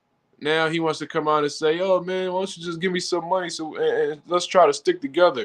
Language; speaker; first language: English; native; English